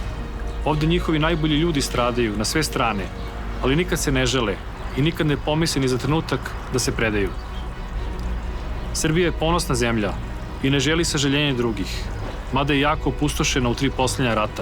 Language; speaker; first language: Bosnian; native; Bosnian